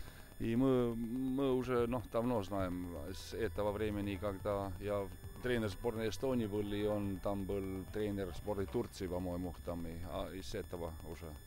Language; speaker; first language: Russian; non-native, fluent; Estonian